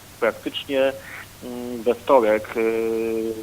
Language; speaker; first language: Polish; native; Polish